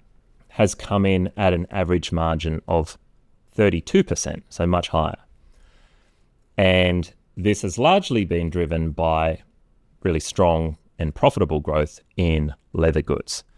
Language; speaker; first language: English; native; English